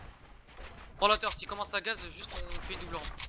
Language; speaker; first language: French; native; French